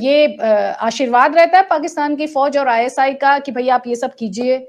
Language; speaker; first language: Hindi; native; Hindi